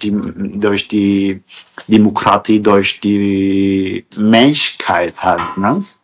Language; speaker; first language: German; non-native, learner; Kurdish